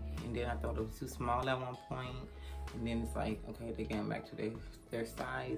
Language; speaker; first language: English; native; English